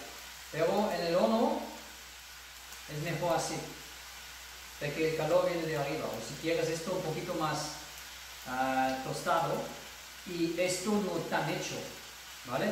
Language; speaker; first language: Spanish; non-native, fluent; German